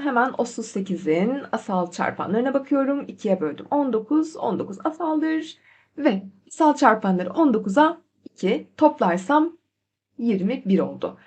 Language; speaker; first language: Turkish; native; Turkish